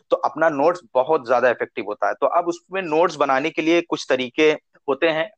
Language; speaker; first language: Hindi; native; Hindi